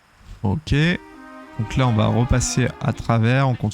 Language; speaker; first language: French; native; French